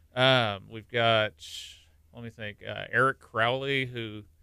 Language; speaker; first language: English; native; English